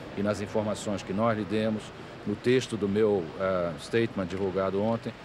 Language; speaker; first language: Portuguese; native; Portuguese